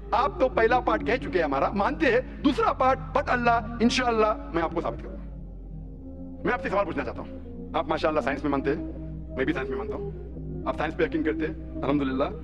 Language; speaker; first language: Hindi; non-native, local second language; Konkani